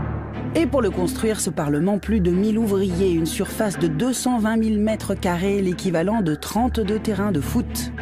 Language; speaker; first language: French; native; French